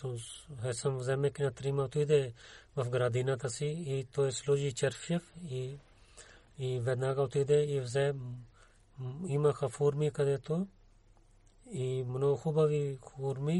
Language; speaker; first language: Bulgarian; non-native, learner; Urdu